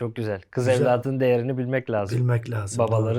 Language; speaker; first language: Turkish; native; Turkish